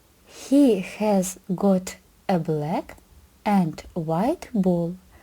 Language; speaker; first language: English; non-native, fluent; Ukrainian